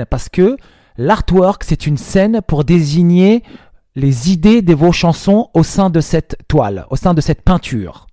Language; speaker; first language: French; native; French